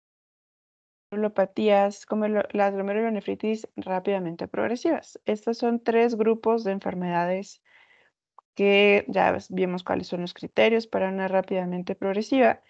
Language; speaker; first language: Spanish; native; Spanish